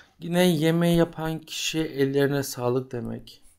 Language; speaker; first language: Turkish; native; Turkish